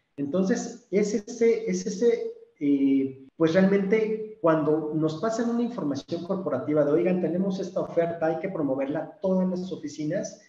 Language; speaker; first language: Spanish; native; Spanish